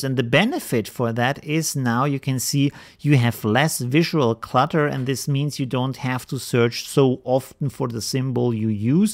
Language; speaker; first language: English; non-native, fluent; German